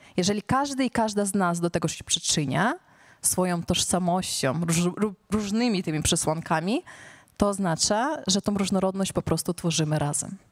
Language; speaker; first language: Polish; non-native, fluent; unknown